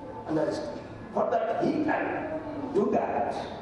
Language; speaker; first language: English; non-native, local second language; Bangla